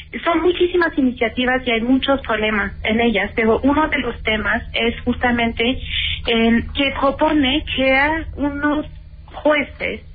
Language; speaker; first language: Spanish; native; Spanish